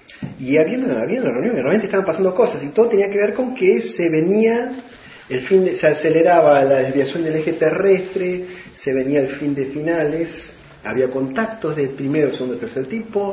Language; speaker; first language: Spanish; native; Spanish